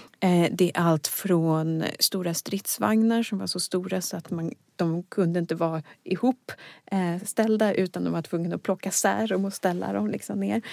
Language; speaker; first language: Swedish; native; Swedish